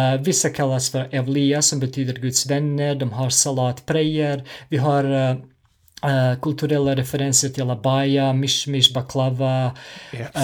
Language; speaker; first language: Swedish; non-native, fluent; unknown